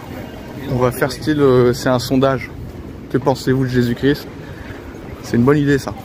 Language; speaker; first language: French; native; French